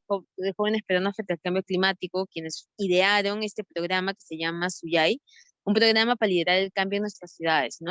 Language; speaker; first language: Spanish; native; Spanish